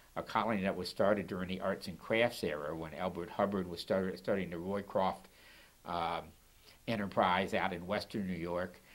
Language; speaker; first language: English; native; English